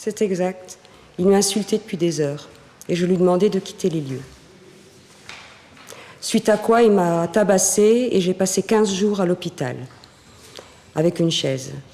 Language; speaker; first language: French; native; French